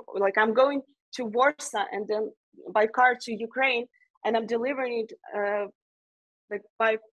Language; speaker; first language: English; non-native, fluent; Ukrainian